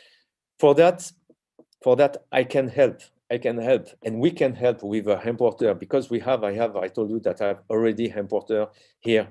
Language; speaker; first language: English; non-native, learner; French